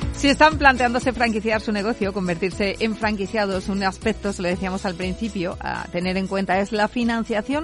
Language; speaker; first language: Spanish; native; Spanish